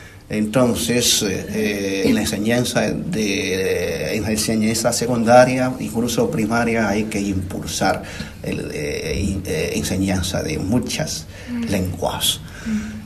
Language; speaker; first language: Spanish; non-native, fluent; Chinese